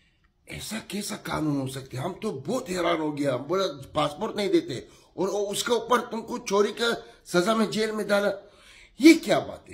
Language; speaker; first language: Hindi; non-native, learner; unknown